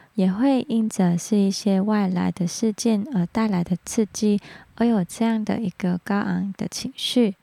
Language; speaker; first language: Chinese; non-native, local second language; Cantonese